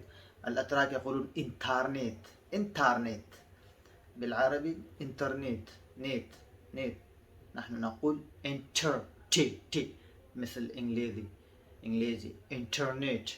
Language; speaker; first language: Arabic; non-native, fluent; Pashto